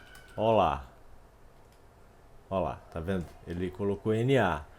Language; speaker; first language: Portuguese; native; Portuguese